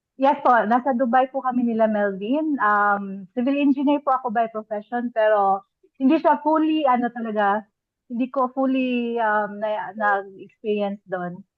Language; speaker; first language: Filipino; non-native, local second language; Cebuano